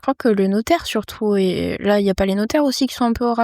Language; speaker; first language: French; native; French